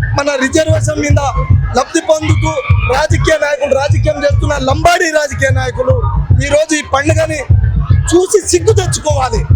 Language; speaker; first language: Telugu; non-native, local second language; Lambadi